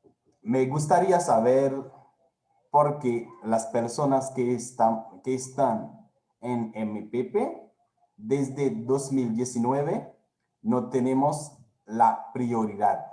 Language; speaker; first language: Spanish; non-native, fluent; Haitian Creole